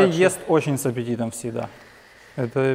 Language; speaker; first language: Russian; native; Russian